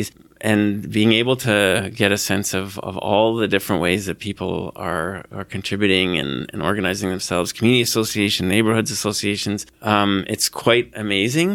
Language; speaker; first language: English; native; English